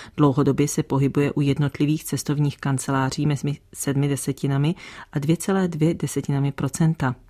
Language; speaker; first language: Czech; native; Czech